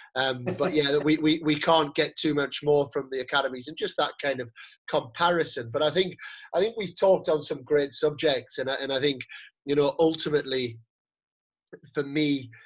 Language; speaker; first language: English; native; English